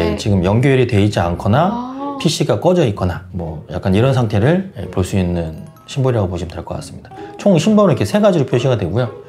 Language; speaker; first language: Korean; native; Korean